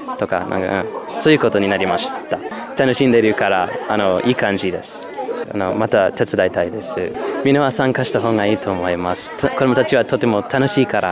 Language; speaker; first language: Japanese; non-native, learner; English